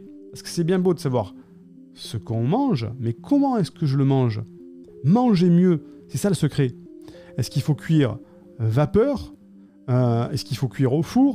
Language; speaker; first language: French; native; French